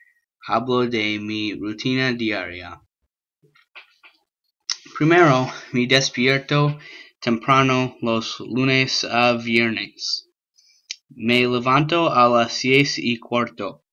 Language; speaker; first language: Spanish; non-native, learner; English